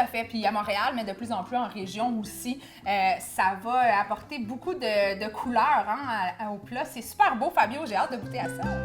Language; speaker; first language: French; native; French